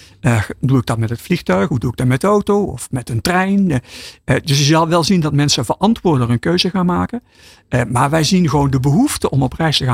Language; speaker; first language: Dutch; native; Dutch